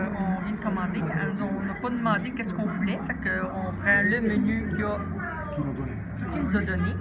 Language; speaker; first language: French; native; French